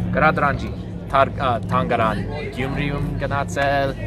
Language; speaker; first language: Armenian; non-native, learner; English